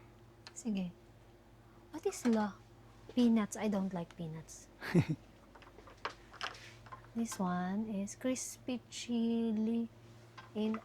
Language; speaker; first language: English; non-native, local second language; Filipino